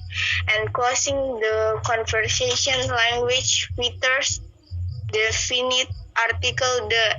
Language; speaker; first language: English; non-native, learner; Indonesian